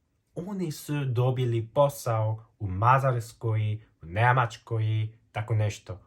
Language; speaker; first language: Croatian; non-native, fluent; Korean